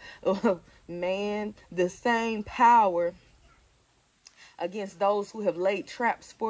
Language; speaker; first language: English; native; English